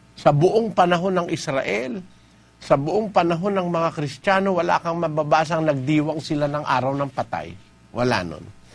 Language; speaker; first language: Filipino; native; Filipino